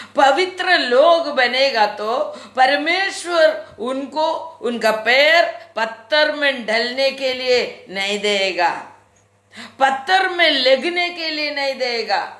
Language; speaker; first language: Hindi; non-native, local second language; Malayalam